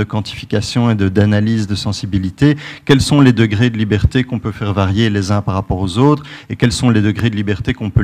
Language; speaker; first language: French; native; French